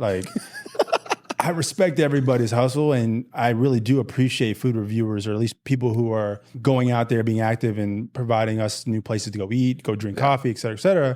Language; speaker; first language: English; native; English